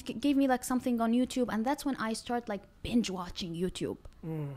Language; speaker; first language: English; non-native, fluent; Arabic